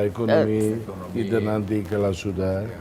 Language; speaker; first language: Indonesian; non-native, fluent; Tetum